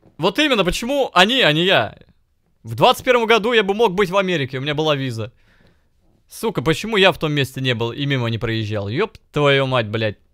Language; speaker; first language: Russian; native; Russian